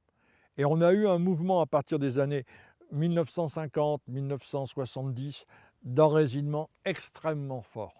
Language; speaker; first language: French; native; French